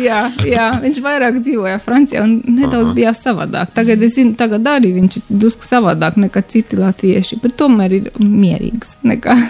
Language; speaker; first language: Latvian; non-native, learner; Romanian